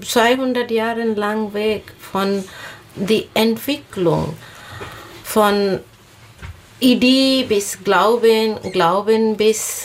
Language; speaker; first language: German; non-native, learner; Bangla